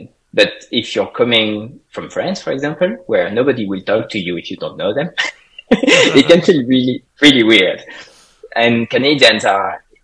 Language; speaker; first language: English; non-native, fluent; French